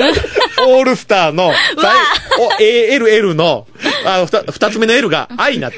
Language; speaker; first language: Japanese; native; Japanese